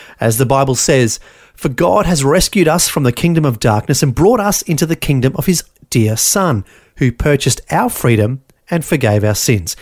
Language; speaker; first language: English; native; English